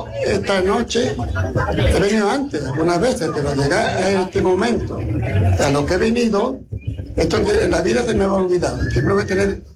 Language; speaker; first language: Spanish; native; Spanish